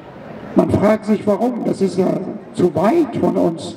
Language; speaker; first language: German; non-native, fluent; Persian